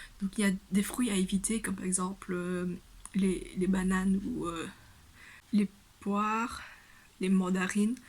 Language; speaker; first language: French; early bilingual, other home language; Vietnamese